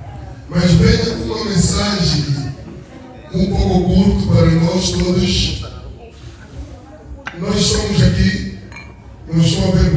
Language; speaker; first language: Portuguese; non-native, learner; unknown